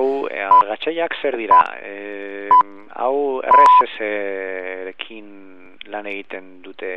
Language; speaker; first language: Basque; non-native, learner; Spanish